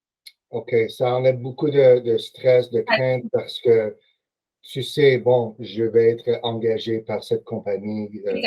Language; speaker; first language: French; non-native, local second language; English